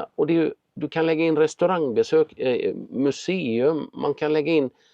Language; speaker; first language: Swedish; native; Swedish